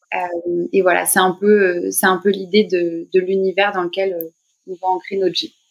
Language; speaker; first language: French; native; French